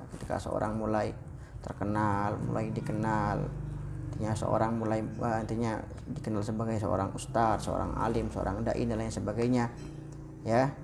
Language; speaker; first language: Indonesian; non-native, local second language; Madurese